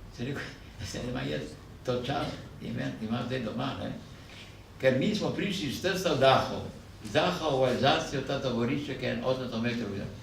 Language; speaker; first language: Slovenian; native; Slovenian